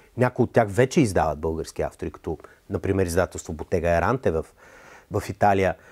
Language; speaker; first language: Bulgarian; native; Bulgarian